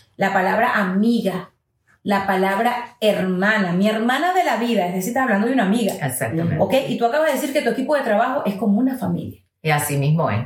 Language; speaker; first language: Spanish; early bilingual, heritage; Spanish